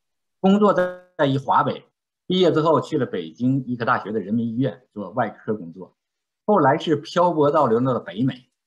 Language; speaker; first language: Chinese; native; Chinese